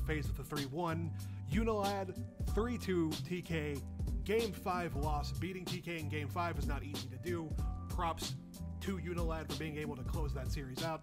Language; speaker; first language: English; native; English